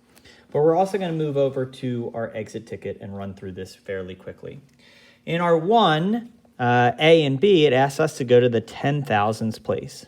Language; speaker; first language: English; native; English